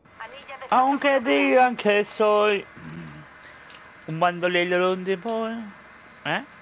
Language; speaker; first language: Spanish; native; Spanish